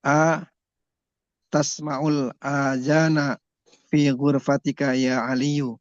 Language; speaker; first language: Arabic; non-native, learner; Indonesian